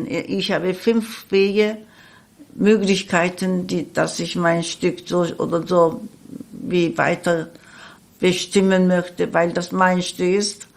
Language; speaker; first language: German; non-native, learner; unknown